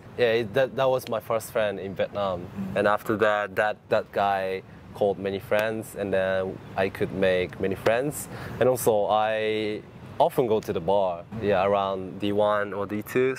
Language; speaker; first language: English; non-native, fluent; Japanese